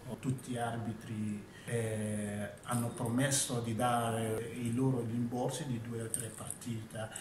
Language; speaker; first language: Italian; non-native, learner; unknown